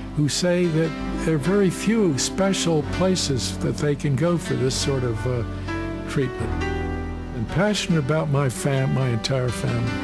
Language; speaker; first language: English; native; English